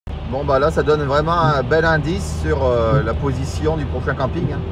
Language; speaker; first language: French; native; French